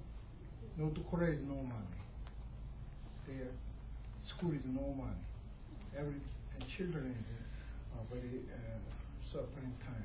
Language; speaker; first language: English; non-native, learner; Korean